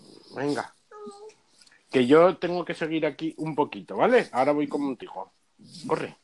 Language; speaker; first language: Spanish; native; Spanish